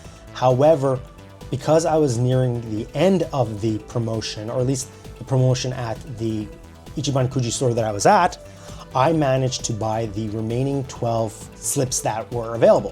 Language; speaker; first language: English; native; English